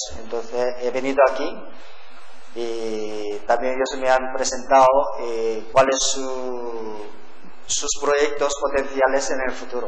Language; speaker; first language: Spanish; non-native, learner; Korean